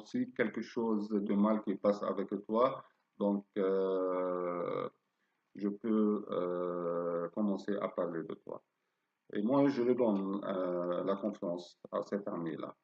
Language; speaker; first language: French; non-native, fluent; Arabic